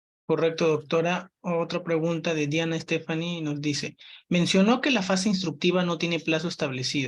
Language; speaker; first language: Spanish; native; Spanish